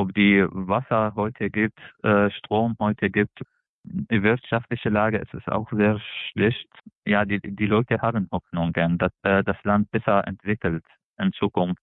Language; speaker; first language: German; non-native, fluent; Arabic